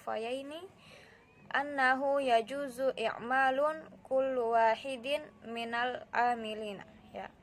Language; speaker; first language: Arabic; non-native, learner; Indonesian